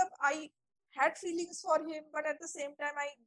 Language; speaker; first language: English; non-native, local second language; Bangla